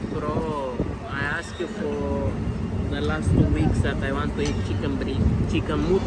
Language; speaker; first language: English; non-native, learner; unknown